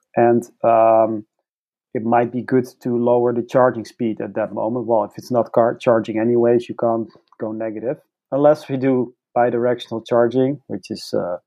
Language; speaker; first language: English; non-native, fluent; Dutch